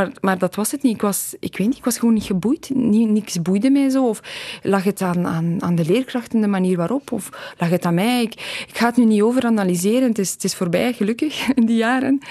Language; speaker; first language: Dutch; early bilingual, other home language; Polish